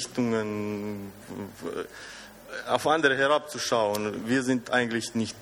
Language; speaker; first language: German; non-native, fluent; Romanian